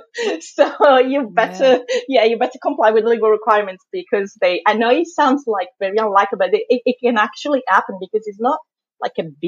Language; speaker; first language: English; non-native, fluent; Italian